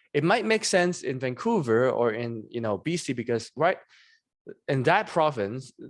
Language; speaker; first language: English; non-native, local second language; Cantonese